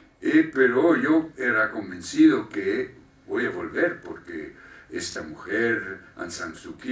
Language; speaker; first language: Spanish; non-native, fluent; French